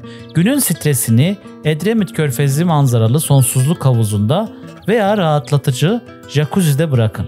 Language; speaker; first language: Turkish; native; Turkish